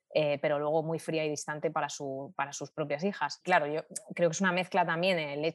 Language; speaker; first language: Spanish; native; Spanish